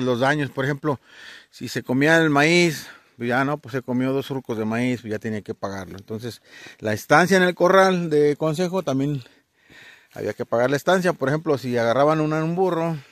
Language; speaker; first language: Spanish; native; Spanish